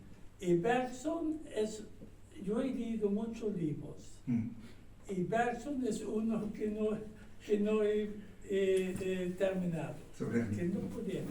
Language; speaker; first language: Spanish; non-native, fluent; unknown